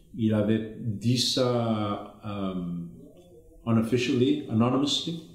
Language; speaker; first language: French; non-native, fluent; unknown